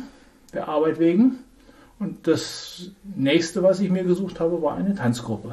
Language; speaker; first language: German; native; German